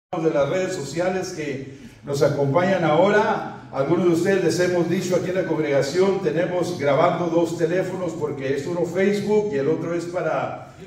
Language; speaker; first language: Spanish; native; Spanish